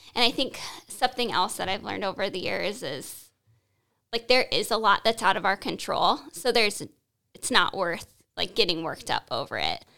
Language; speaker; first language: English; native; English